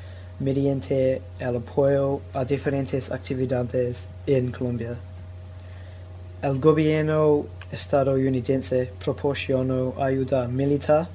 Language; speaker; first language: Spanish; non-native, learner; English